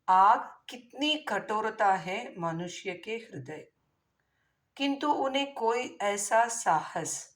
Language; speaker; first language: Hindi; non-native, local second language; Tamil